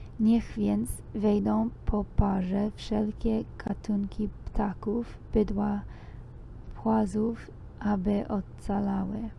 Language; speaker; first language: Polish; non-native, learner; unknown